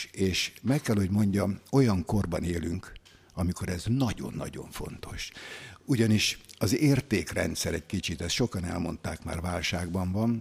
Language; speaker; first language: Hungarian; native; Hungarian